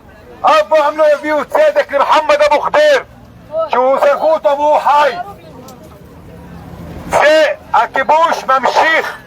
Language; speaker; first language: Hebrew; non-native, local second language; Arabic